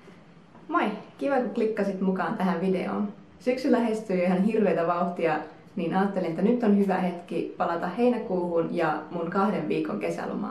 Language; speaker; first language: Finnish; native; Finnish